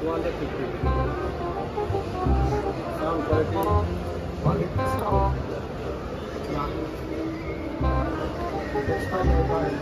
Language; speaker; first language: English; non-native, learner; Filipino